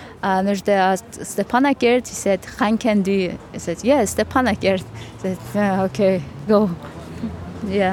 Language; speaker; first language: English; non-native, fluent; Armenian